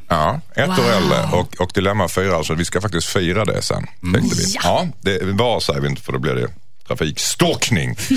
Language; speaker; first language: Swedish; native; Swedish